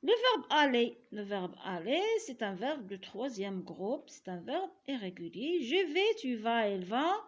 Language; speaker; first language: French; non-native, local second language; Arabic